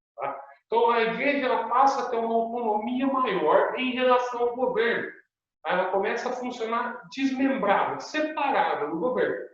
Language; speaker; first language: Portuguese; native; Portuguese